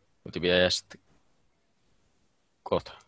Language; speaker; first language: Russian; non-native, learner; Finnish